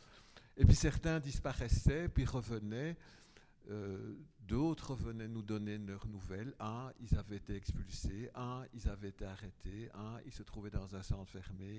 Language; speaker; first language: French; native; French